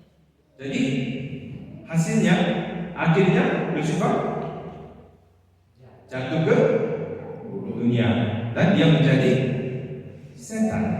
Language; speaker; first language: Indonesian; non-native, fluent; Korean